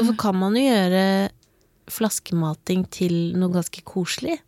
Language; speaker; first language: Norwegian; native; Norwegian